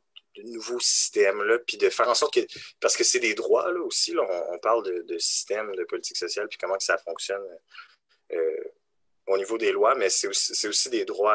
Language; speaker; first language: French; native; French